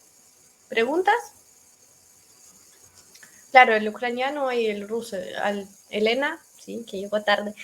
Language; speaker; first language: Spanish; non-native, fluent; Russian